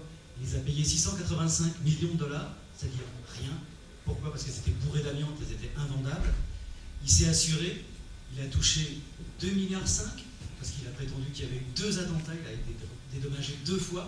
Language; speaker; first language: French; native; French